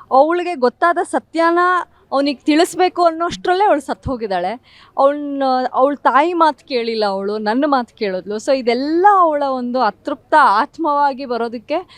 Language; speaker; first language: Kannada; native; Kannada